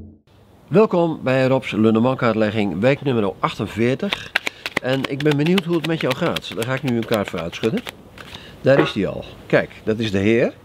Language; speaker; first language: Dutch; native; Dutch